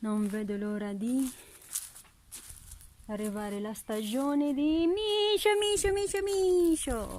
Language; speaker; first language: Italian; non-native, learner; Filipino